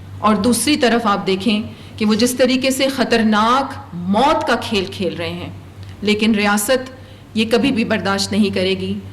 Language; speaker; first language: Urdu; non-native, local second language; Baluchi